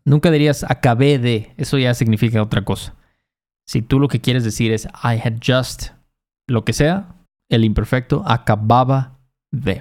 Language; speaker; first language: Spanish; native; Spanish